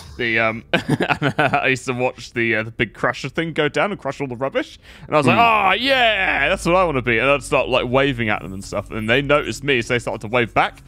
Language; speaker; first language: English; native; English